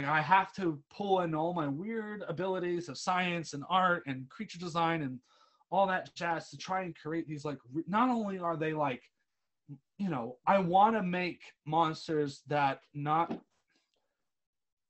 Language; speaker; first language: English; native; English